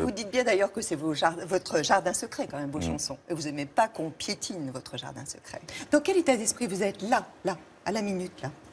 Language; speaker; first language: French; native; French